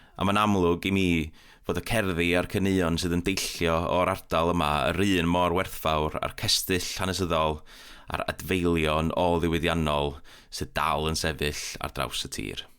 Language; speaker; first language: Welsh; native; Welsh